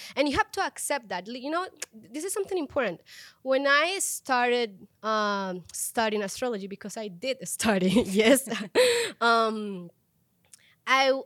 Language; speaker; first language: English; non-native, fluent; Spanish